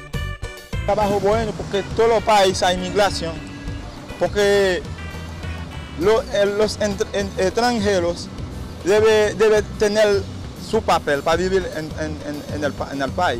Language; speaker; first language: Spanish; non-native, learner; Haitian Creole